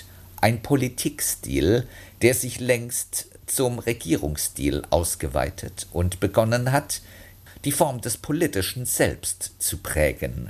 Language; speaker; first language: German; native; German